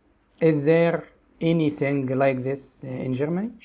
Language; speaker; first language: English; non-native, local second language; Arabic